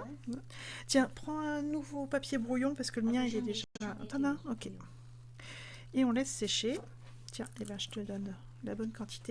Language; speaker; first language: French; native; French